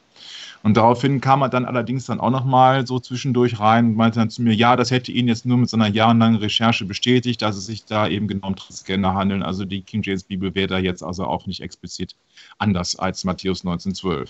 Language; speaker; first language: German; native; German